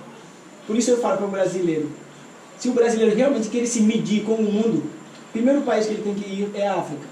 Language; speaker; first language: Portuguese; non-native, fluent; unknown